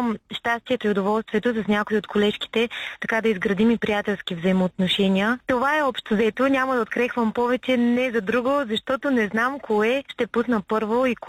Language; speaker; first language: Bulgarian; native; Bulgarian